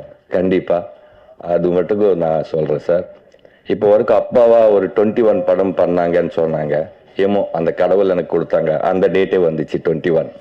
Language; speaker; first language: Tamil; non-native, learner; Telugu